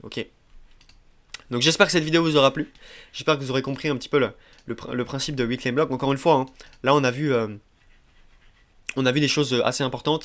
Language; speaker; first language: French; native; French